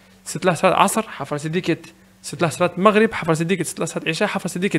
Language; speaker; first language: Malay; non-native, learner; Arabic